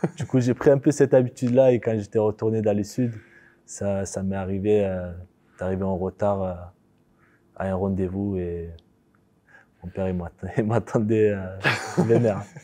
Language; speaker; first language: French; early bilingual, other home language; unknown